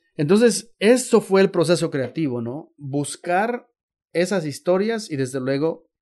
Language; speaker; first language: Spanish; native; Spanish